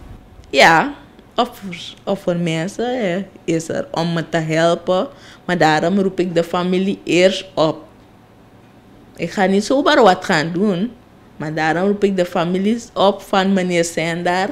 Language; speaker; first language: Dutch; non-native, local second language; Sranan Tongo